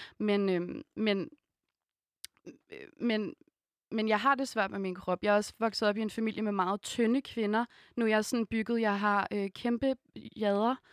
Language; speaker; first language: Danish; native; Danish